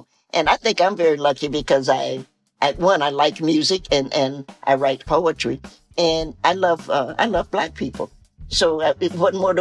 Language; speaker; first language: English; native; English